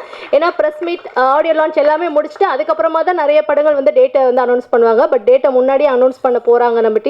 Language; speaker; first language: Tamil; native; Tamil